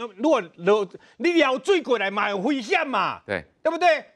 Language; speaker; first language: Chinese; native; Chinese